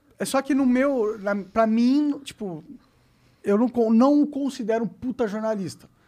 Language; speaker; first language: Portuguese; native; Portuguese